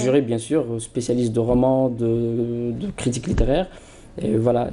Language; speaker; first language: French; non-native, local second language; Arabic